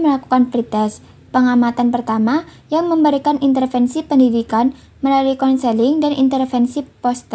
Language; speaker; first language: Indonesian; native; Indonesian